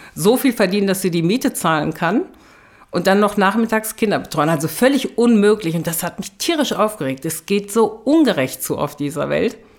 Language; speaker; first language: German; early bilingual, other home language; Turkish